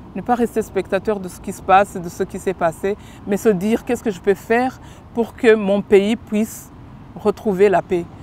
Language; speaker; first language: French; non-native, local second language; Kinyarwanda